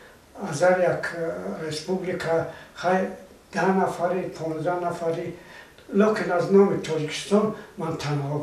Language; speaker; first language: Persian; non-native, local second language; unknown